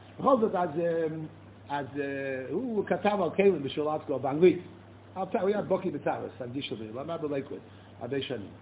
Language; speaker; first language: Hebrew; non-native, fluent; English